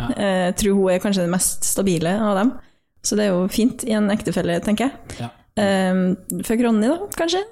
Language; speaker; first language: Norwegian; native; Norwegian